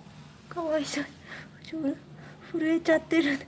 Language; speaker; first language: Japanese; native; Japanese